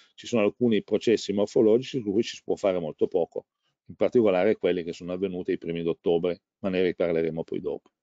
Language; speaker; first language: Italian; native; Italian